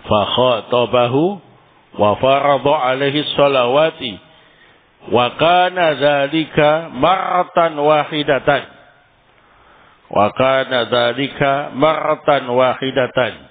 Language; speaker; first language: Arabic; non-native, fluent; Indonesian